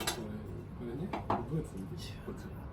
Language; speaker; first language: Japanese; native; Japanese